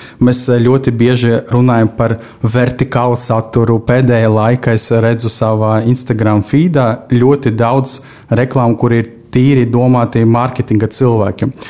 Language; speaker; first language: Latvian; non-native, local second language; Russian